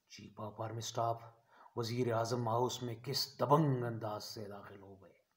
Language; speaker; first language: Urdu; non-native, local second language; Pashto